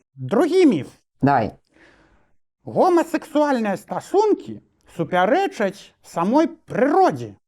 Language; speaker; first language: Belarusian; non-native, local second language; Russian